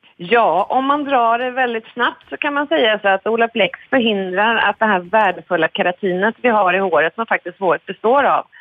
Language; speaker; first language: Swedish; native; Swedish